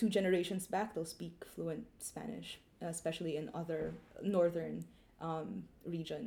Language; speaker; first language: English; non-native, local second language; Filipino